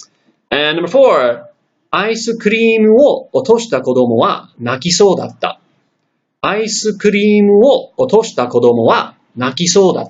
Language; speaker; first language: Japanese; non-native, fluent; English